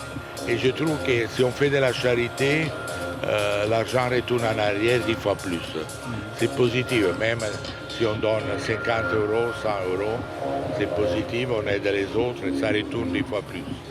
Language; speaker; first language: French; non-native, fluent; Italian